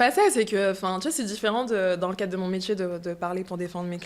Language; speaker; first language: French; early bilingual, other home language; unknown